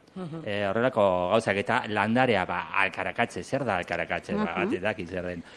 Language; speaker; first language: Basque; non-native, local second language; Spanish